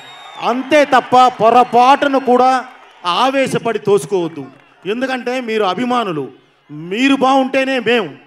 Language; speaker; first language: Telugu; native; Telugu